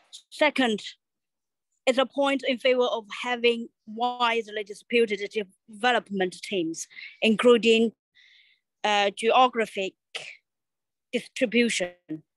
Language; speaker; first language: English; non-native, learner; Chinese